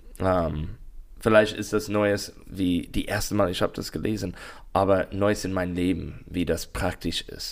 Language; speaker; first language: German; non-native, learner; English